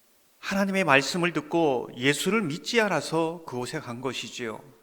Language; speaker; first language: Korean; native; Korean